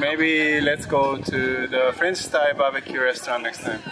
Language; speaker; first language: English; non-native, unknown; Japanese